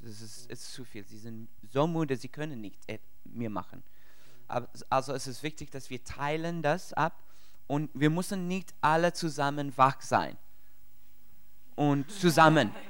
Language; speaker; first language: German; non-native, learner; English